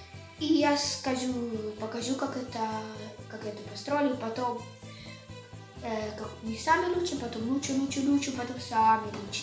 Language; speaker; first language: Russian; early bilingual, heritage; Russian